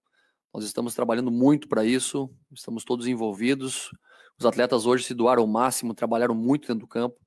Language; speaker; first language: Portuguese; native; Portuguese